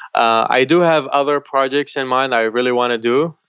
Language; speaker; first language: English; non-native, fluent; Arabic